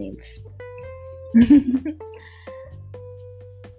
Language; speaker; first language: English; non-native, local second language; Maithili